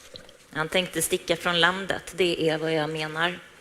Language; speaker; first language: Swedish; native; Swedish